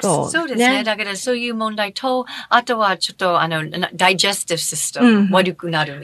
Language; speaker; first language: Japanese; non-native, fluent; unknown